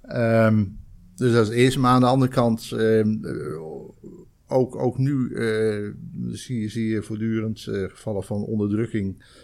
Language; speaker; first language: Dutch; native; Dutch